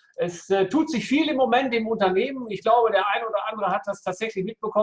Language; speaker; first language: German; native; German